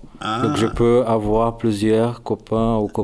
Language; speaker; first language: French; non-native, learner; Portuguese